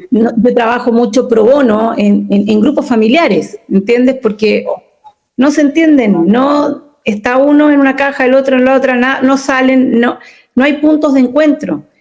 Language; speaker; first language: Spanish; native; Spanish